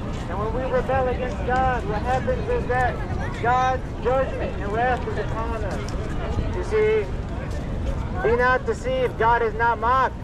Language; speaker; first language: English; early bilingual, other home language; Spanish